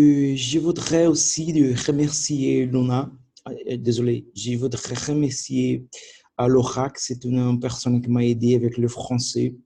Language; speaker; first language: French; non-native, learner; Portuguese